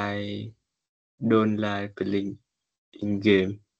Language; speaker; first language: English; non-native, learner; Vietnamese